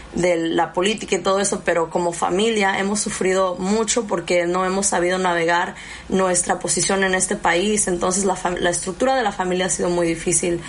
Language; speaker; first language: Spanish; early bilingual, heritage; Spanish